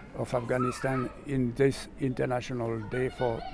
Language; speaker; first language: English; non-native, fluent; French